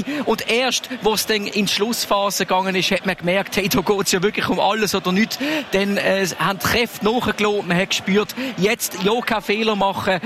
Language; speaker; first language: German; native; German